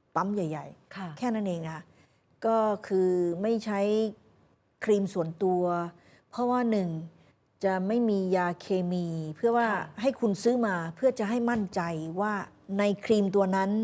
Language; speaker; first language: Thai; early bilingual, heritage; Thai